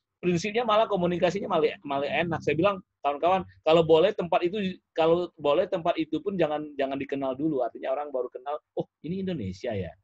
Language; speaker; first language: Indonesian; native; Indonesian